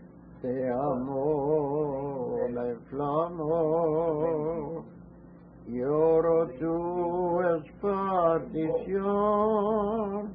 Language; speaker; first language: Spanish; early bilingual, heritage; Ladino